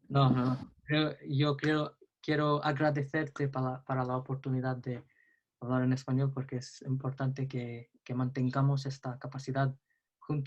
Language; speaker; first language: Spanish; non-native, learner; English